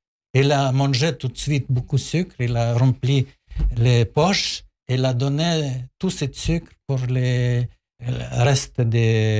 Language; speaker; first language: French; non-native, learner; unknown